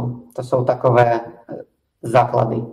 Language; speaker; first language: Czech; non-native, fluent; Russian